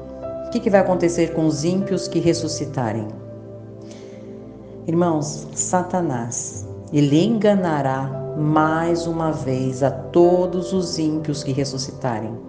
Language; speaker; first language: Portuguese; native; Portuguese